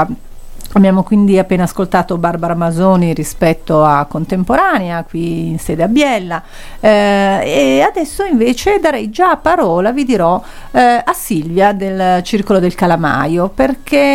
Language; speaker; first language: Italian; native; Italian